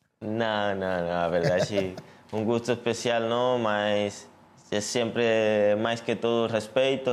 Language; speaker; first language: Portuguese; non-native, learner; Spanish